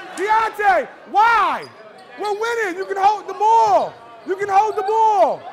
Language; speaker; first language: English; native; English